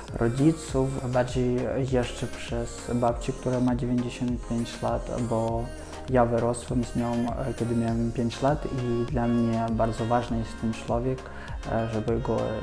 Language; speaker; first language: Polish; non-native, fluent; Russian